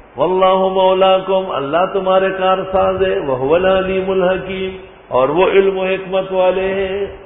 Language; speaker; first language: Urdu; non-native, local second language; Pashto